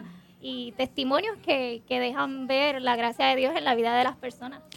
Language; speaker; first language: Spanish; native; Spanish